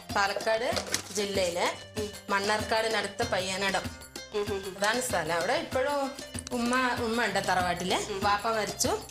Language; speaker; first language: Malayalam; native; Malayalam